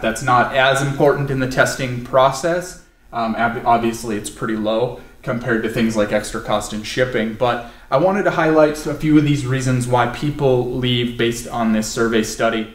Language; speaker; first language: English; native; English